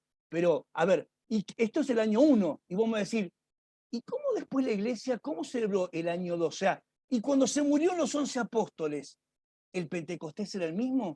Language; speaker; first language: Spanish; native; Spanish